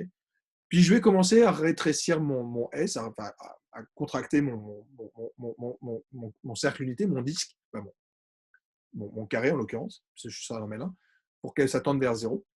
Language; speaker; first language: French; native; French